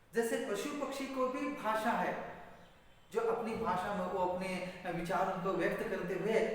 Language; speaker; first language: Hindi; non-native, local second language; Kannada